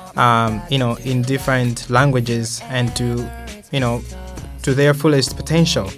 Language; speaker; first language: English; non-native, local second language; Nyanja